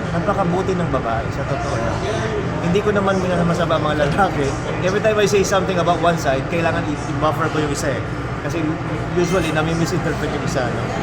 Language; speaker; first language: Filipino; native; Filipino